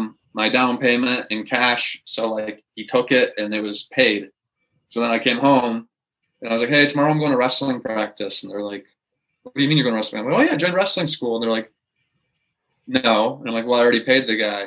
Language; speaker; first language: English; native; English